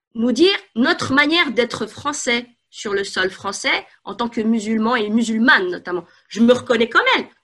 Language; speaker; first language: French; native; French